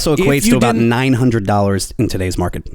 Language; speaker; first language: English; native; English